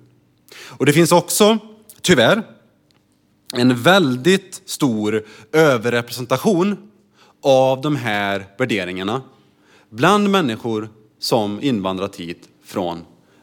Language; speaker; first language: Swedish; native; Swedish